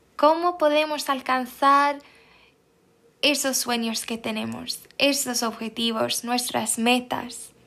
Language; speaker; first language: Spanish; non-native, fluent; Swedish